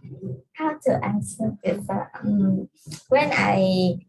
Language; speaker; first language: English; non-native, learner; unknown